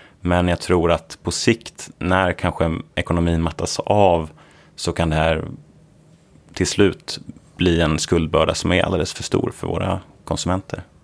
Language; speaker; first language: Swedish; native; Swedish